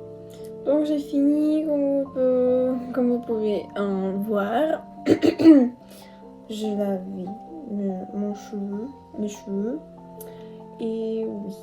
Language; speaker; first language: French; non-native, learner; Russian